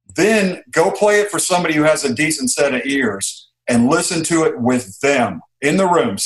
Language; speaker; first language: English; native; English